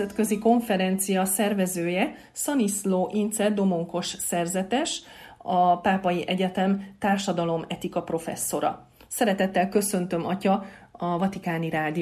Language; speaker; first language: Hungarian; native; Hungarian